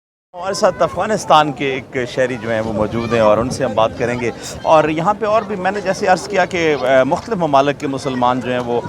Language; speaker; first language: Urdu; native; Urdu